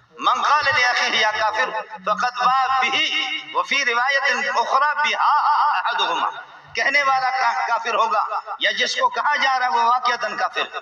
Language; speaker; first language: Urdu; non-native, local second language; Baluchi